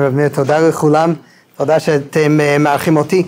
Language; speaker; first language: Hebrew; non-native, fluent; English